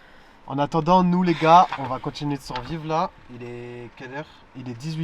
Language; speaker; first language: French; native; French